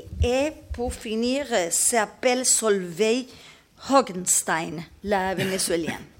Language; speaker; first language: French; non-native, learner; Spanish